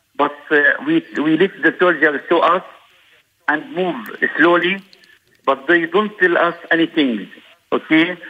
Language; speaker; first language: English; non-native, learner; Arabic